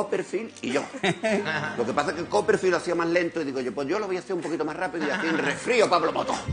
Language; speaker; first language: Spanish; native; Spanish